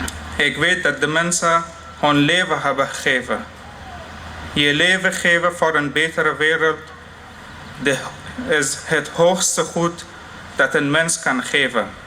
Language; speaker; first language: Dutch; non-native, fluent; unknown